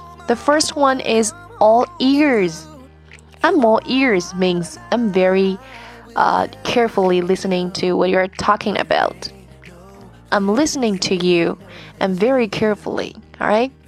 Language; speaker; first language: English; non-native, fluent; Chinese